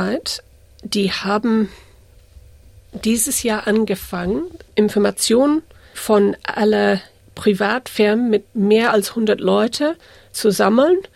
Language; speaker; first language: German; early bilingual, heritage; English